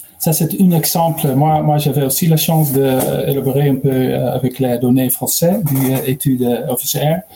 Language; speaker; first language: French; non-native, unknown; Dutch